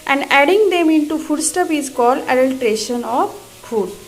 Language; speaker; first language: English; non-native, local second language; Marathi